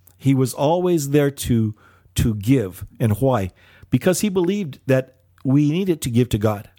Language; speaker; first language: English; early bilingual, other home language; Filipino